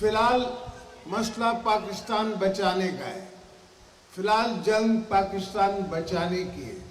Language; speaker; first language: Urdu; non-native, local second language; Saraiki